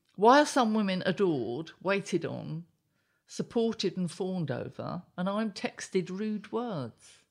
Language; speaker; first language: English; native; English